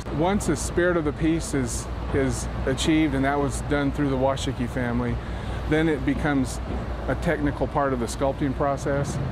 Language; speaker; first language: English; native; English